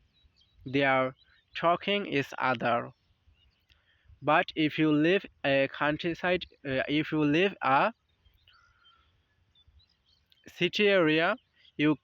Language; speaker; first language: English; non-native, learner; Bangla